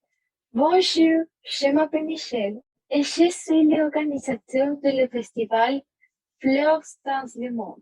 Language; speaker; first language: French; non-native, learner; Spanish